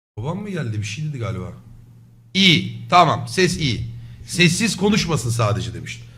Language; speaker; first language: Turkish; native; Turkish